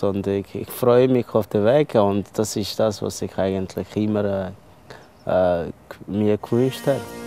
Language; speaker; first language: German; early bilingual, other home language; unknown